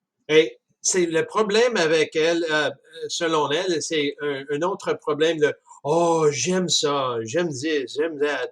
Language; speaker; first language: French; non-native, fluent; English